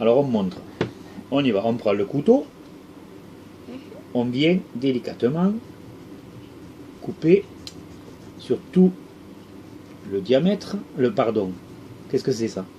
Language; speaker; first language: French; native; French